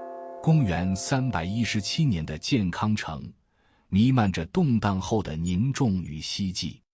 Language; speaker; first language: Chinese; native; Chinese